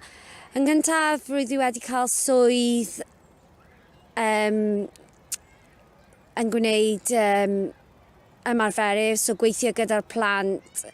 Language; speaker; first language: Welsh; non-native, local second language; English